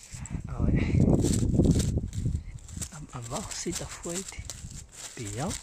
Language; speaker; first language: Spanish; non-native, learner; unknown